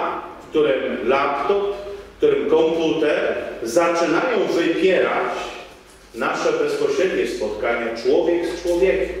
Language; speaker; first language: Polish; native; Polish